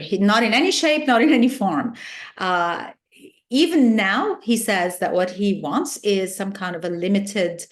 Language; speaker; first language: English; non-native, fluent; Arabic